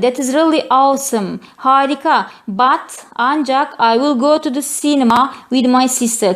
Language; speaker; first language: English; non-native, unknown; Turkish